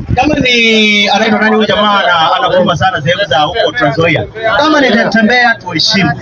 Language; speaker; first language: Swahili; non-native, local second language; Kamba